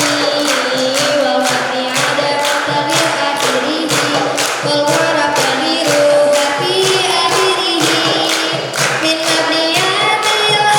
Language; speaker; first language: Arabic; non-native, learner; Indonesian